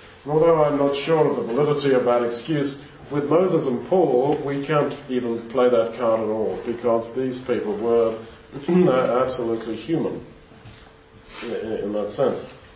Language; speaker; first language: English; native; English